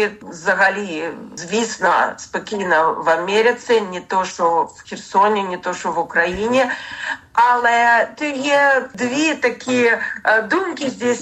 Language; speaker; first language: Ukrainian; non-native, learner; Russian